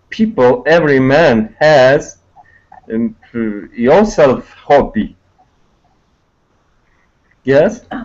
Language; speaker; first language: English; non-native, learner; Tatar